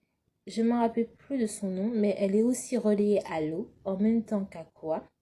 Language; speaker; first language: French; native; French